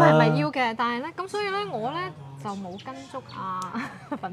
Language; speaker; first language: Cantonese; native; Cantonese